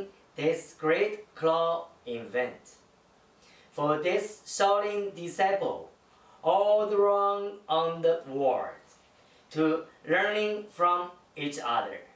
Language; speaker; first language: English; non-native, learner; Chinese